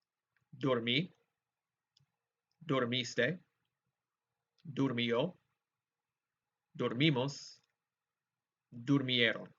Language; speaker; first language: Spanish; non-native, fluent; English